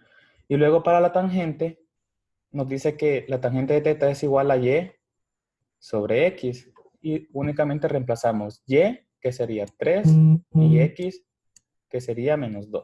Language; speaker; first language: Spanish; native; Spanish